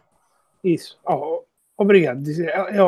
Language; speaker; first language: Portuguese; non-native, fluent; Italian